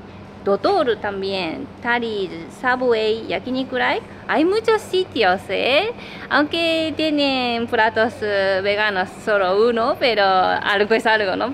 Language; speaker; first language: Spanish; non-native, fluent; Japanese